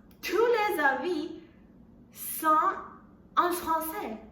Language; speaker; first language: French; non-native, learner; Chinese